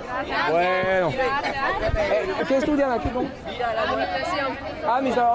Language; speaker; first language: Spanish; non-native, learner; French